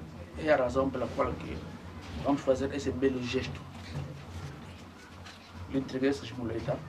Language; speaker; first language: Portuguese; native; Portuguese